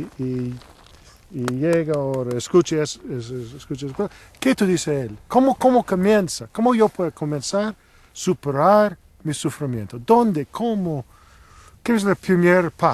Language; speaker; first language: Spanish; non-native, learner; English